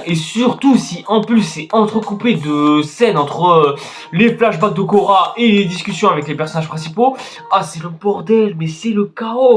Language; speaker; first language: French; native; French